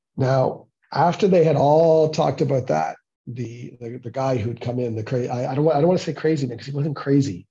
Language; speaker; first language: English; native; English